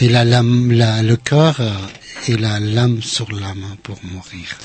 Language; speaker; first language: French; non-native, fluent; Arabic